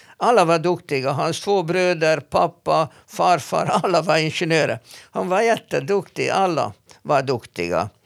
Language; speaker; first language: Swedish; non-native, fluent; Hungarian